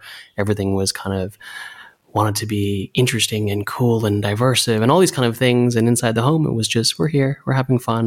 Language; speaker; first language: English; native; English